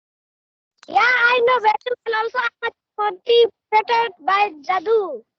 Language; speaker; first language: English; non-native, learner; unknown